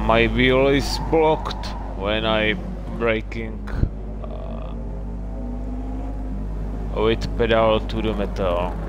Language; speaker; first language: English; non-native, learner; Czech